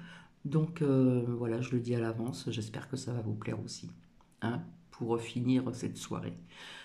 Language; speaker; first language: French; native; French